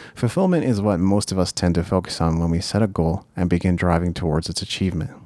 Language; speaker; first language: English; early bilingual, other home language; Japanese